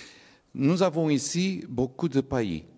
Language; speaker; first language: French; non-native, learner; Portuguese